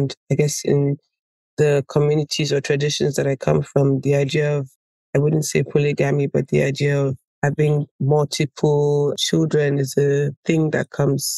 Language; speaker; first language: English; non-native, local second language; Yoruba